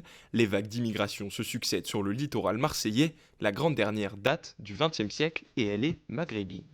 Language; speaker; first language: French; native; French